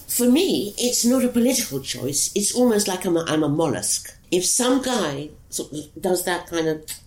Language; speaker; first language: English; native; English